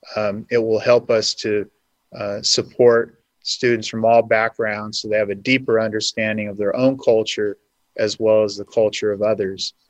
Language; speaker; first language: English; native; English